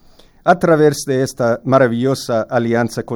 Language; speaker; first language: Spanish; non-native, fluent; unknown